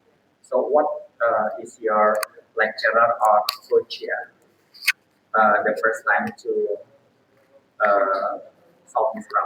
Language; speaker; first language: English; non-native, fluent; Indonesian